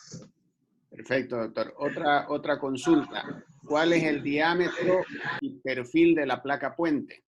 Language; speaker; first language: Spanish; native; Spanish